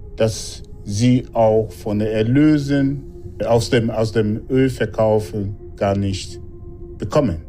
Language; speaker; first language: German; non-native, fluent; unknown